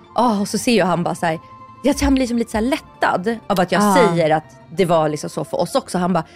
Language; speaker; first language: Swedish; non-native, fluent; Russian